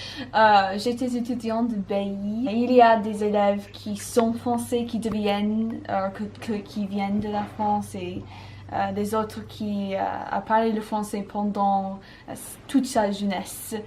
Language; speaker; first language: French; non-native, learner; English